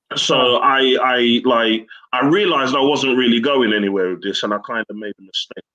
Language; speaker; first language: English; native; English